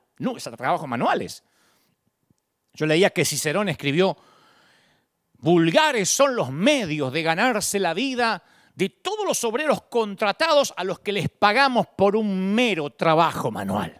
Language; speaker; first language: Spanish; native; Spanish